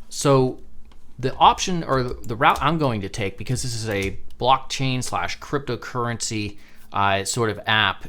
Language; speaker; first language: English; native; English